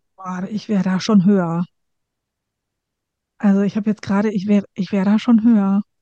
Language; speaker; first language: German; native; German